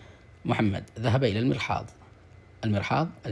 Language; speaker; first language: Arabic; non-native, fluent; Tamil